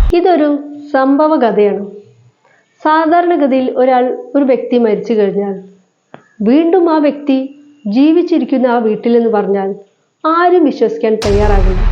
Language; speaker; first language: Malayalam; native; Malayalam